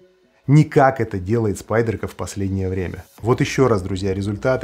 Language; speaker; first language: Russian; native; Russian